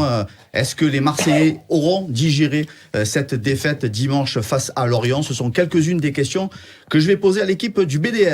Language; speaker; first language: French; native; French